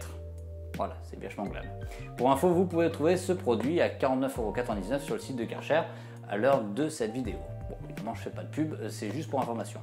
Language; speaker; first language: French; native; French